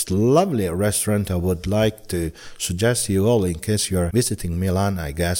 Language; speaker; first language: English; non-native, fluent; Italian